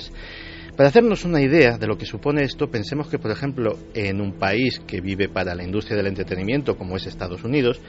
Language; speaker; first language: Spanish; native; Spanish